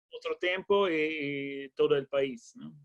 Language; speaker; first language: Spanish; non-native, learner; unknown